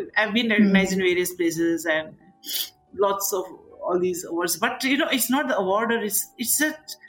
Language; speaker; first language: English; non-native, local second language; Nepali